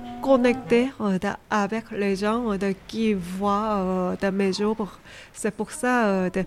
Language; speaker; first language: French; non-native, learner; Korean